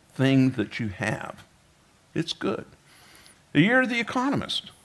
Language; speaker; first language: English; native; English